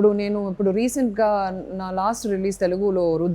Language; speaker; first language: Telugu; non-native, fluent; Malayalam